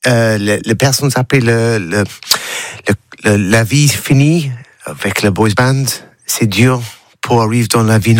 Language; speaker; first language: French; non-native, learner; English